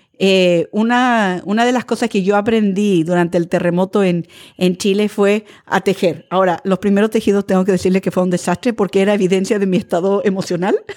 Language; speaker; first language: Spanish; early bilingual, other home language; English